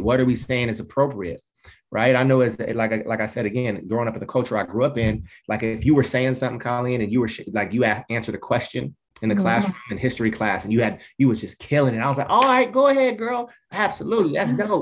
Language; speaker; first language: English; native; English